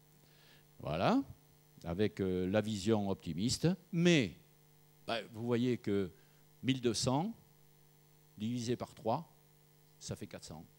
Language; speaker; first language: French; native; French